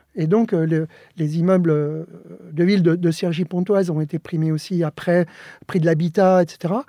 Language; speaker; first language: French; early bilingual, other home language; Spanish